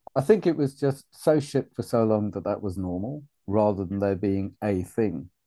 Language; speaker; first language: English; native; English